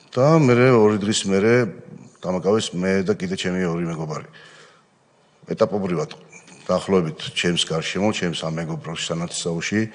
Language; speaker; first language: Georgian; native; Georgian